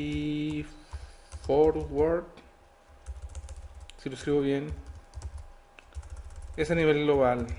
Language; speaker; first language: Spanish; native; Spanish